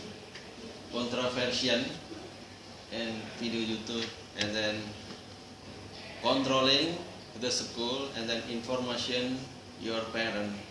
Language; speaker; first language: English; non-native, learner; Indonesian